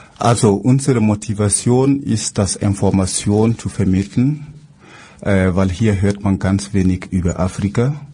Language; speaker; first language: German; non-native, fluent; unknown